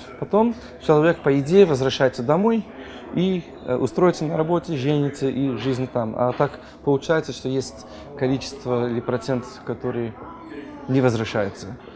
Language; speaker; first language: Russian; non-native, fluent; English